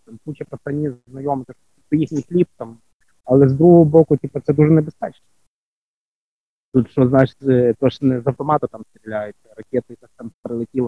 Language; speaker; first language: Ukrainian; native; Ukrainian